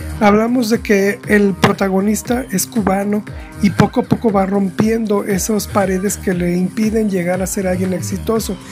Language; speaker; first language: Spanish; native; Spanish